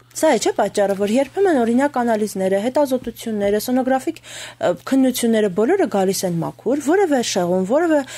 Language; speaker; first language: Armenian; native; Armenian